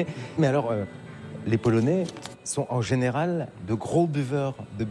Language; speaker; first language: French; native; French